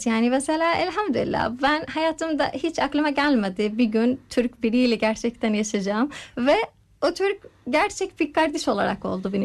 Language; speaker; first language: Turkish; non-native, learner; Arabic